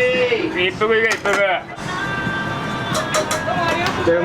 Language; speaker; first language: Japanese; native; Japanese